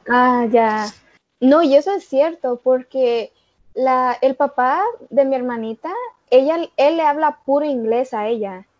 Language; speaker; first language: Spanish; early bilingual, heritage; Spanish